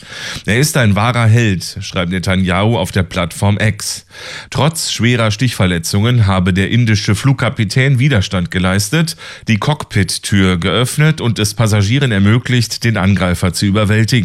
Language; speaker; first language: German; native; German